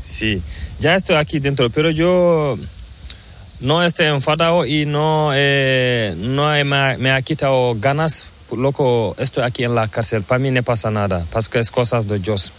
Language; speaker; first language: Spanish; non-native, learner; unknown